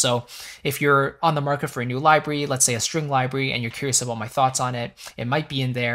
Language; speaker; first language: English; native; English